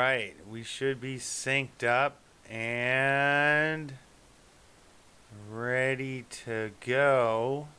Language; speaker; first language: English; native; English